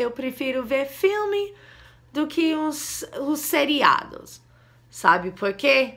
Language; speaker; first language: Portuguese; non-native, fluent; English